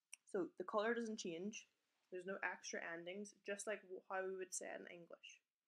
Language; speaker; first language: English; native; English